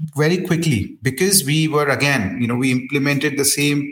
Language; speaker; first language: English; non-native, local second language; Hindi